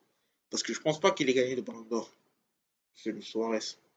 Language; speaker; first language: French; native; French